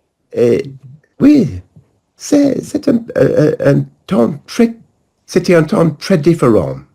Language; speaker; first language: French; non-native, learner; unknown